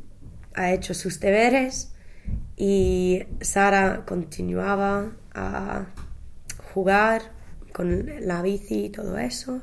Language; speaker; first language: Spanish; non-native, learner; English